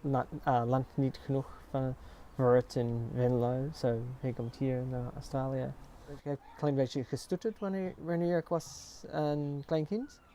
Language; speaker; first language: Dutch; early bilingual, heritage; English